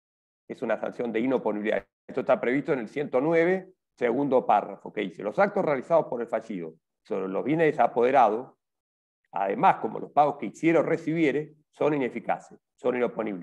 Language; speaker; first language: Spanish; native; Spanish